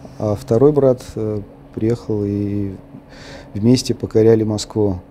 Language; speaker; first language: Russian; non-native, local second language; Armenian